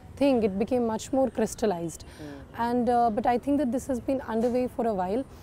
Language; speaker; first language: English; non-native, local second language; Kashmiri